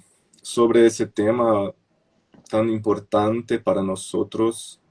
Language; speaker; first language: Spanish; non-native, fluent; Portuguese